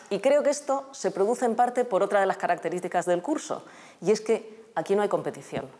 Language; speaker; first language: Spanish; native; Spanish